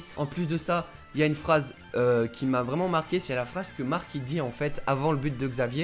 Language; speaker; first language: French; native; French